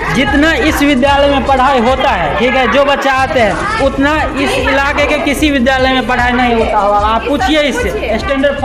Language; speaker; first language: Hindi; non-native, local second language; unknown